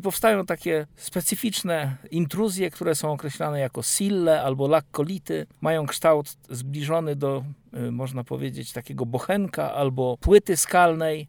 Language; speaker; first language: Polish; native; Polish